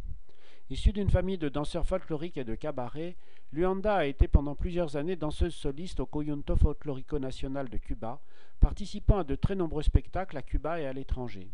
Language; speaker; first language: French; native; French